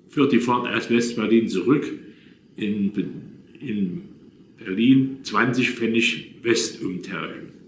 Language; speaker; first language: German; native; German